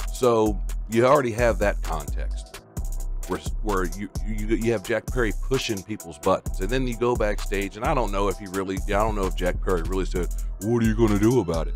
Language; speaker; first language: English; native; English